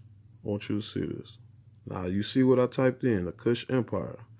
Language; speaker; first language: English; native; English